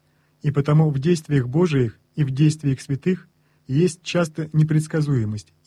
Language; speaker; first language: Russian; native; Russian